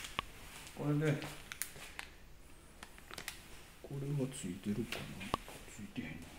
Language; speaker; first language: Japanese; native; Japanese